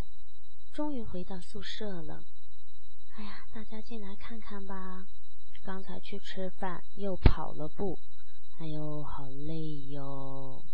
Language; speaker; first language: Chinese; non-native, fluent; Mongolian